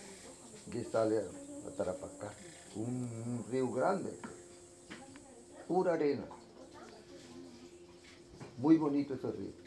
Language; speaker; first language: Spanish; non-native, local second language; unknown